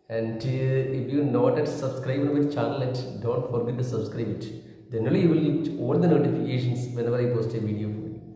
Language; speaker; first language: English; non-native, local second language; Malayalam